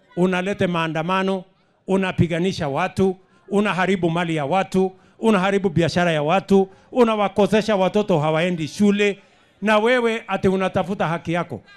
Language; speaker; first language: Swahili; non-native, local second language; Kalenjin